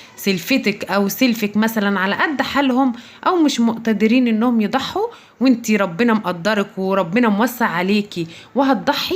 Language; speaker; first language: Arabic; native; Arabic